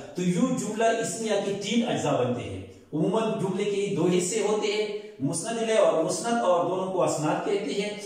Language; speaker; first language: Urdu; non-native, local second language; Pashto